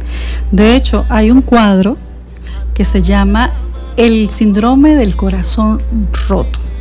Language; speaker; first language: Spanish; native; Spanish